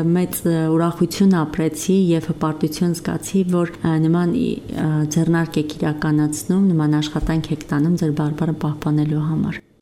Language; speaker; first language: Armenian; native; Armenian